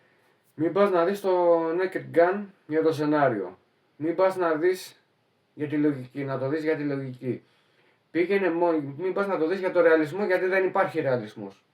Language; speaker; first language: Greek; native; Greek